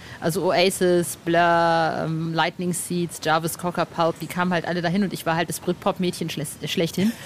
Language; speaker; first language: German; native; German